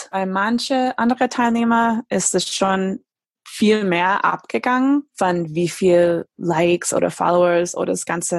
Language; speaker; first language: German; non-native, fluent; English